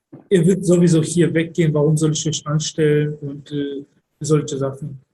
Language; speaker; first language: German; early bilingual, other home language; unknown